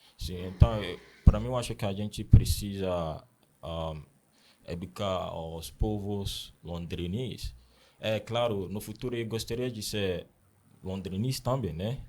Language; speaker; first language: Portuguese; non-native, learner; Akan